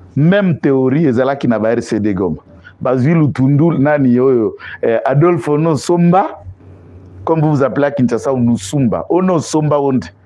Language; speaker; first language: French; non-native, local second language; Lingala